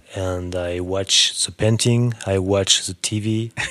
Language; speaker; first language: English; non-native, learner; French